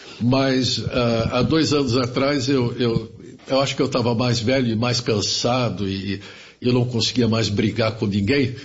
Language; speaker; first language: Portuguese; early bilingual, other home language; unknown